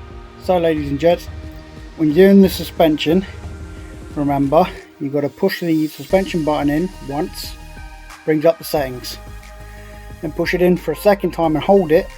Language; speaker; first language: English; native; English